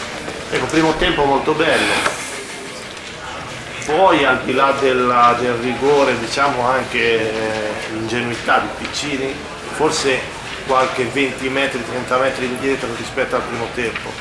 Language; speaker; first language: Italian; native; Italian